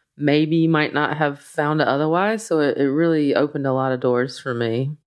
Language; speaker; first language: English; native; English